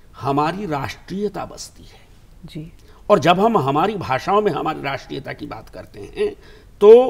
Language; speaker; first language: Hindi; native; Hindi